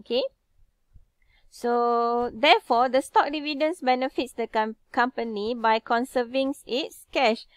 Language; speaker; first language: English; non-native, local second language; Malay